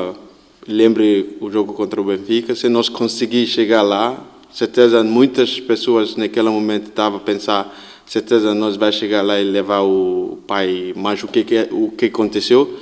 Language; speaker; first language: Portuguese; non-native, learner; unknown